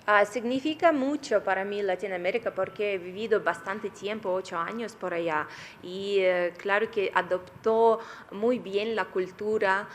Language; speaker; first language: Spanish; non-native, fluent; Russian